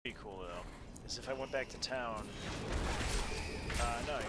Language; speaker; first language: English; native; English